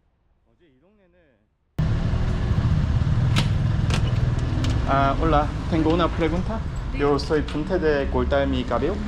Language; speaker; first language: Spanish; non-native, learner; Korean